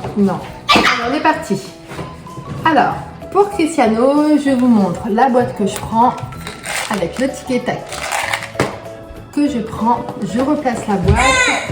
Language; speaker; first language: French; native; French